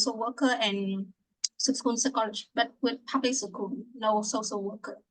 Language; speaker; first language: English; non-native, fluent; Vietnamese